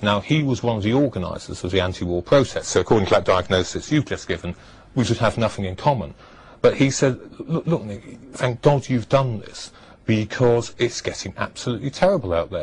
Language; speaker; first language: English; native; English